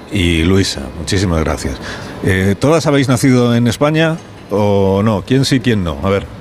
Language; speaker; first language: Spanish; native; Spanish